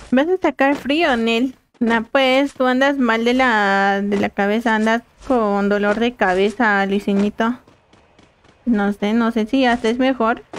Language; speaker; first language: Spanish; native; Spanish